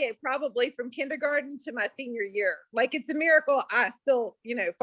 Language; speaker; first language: English; native; English